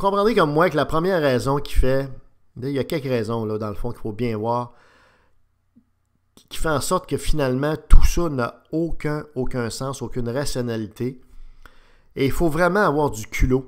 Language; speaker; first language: French; native; French